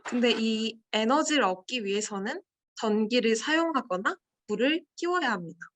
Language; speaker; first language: Korean; native; Korean